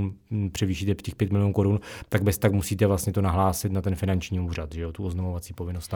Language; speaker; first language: Czech; native; Czech